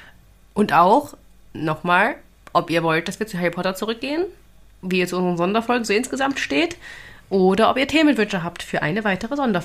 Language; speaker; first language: German; native; German